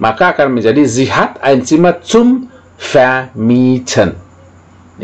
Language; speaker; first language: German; non-native, fluent; Indonesian